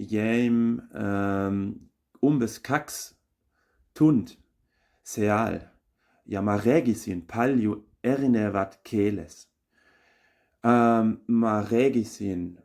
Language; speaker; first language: Estonian; non-native, learner; German